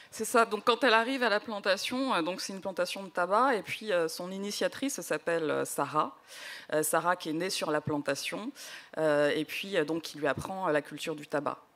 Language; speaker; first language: French; native; French